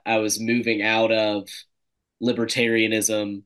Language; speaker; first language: English; native; English